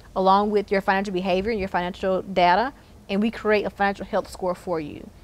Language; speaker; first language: English; native; English